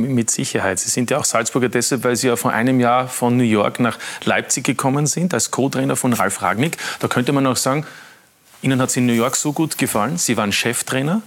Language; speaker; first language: German; native; German